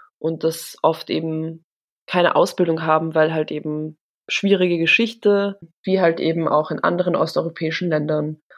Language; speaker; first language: German; early bilingual, other home language; Polish